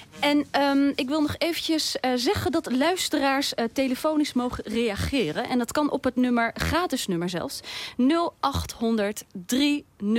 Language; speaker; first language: Dutch; early bilingual, other home language; Turkish